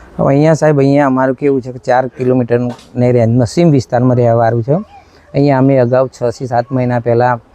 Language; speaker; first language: Gujarati; native; Gujarati